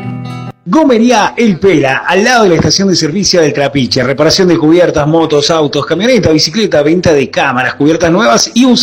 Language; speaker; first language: Spanish; native; Spanish